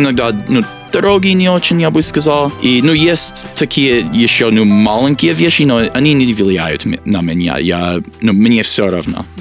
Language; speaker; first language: Russian; non-native, learner; English